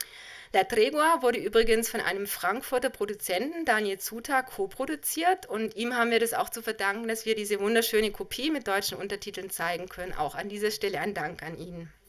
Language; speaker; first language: German; native; German